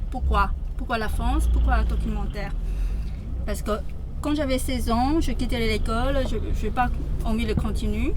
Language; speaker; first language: French; non-native, fluent; Chinese